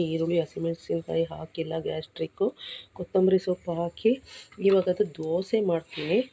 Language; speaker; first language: Kannada; native; Kannada